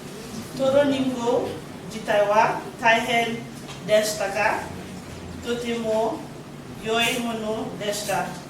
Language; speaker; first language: Japanese; non-native, learner; English